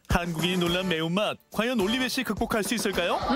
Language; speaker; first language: Korean; native; Korean